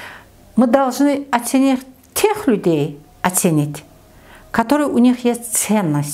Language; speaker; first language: Russian; non-native, learner; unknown